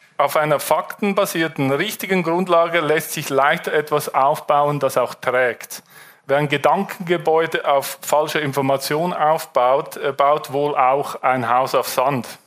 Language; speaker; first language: German; native; German